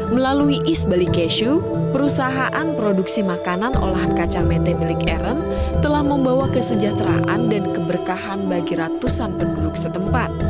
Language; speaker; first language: Indonesian; native; Indonesian